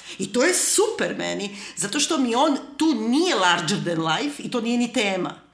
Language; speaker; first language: Serbian; native; Serbian